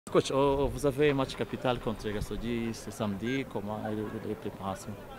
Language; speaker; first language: French; non-native, local second language; Kinyarwanda